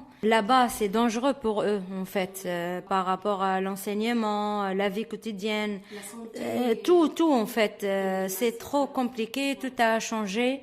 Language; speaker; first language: French; non-native, fluent; Arabic